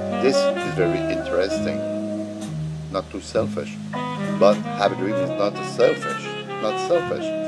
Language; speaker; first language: English; non-native, learner; French